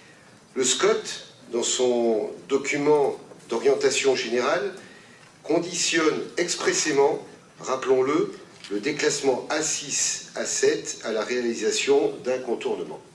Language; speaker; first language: French; native; French